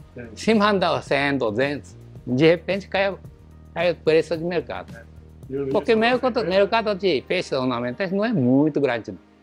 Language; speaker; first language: Portuguese; non-native, learner; Japanese